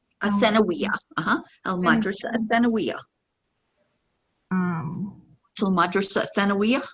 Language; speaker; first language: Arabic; non-native, fluent; English